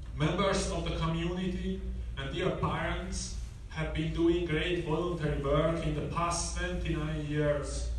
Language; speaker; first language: English; non-native, learner; Hungarian